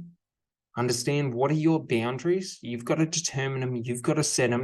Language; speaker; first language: English; native; English